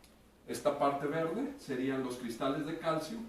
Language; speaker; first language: Spanish; native; Spanish